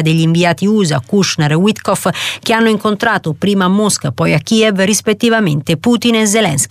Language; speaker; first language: Italian; native; Italian